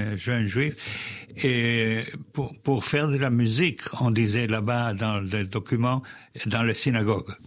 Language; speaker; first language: French; non-native, fluent; Spanish